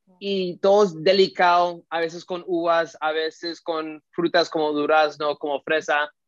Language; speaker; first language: Spanish; early bilingual, heritage; Spanish